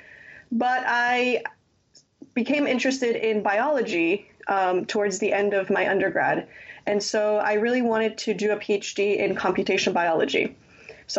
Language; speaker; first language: English; native; English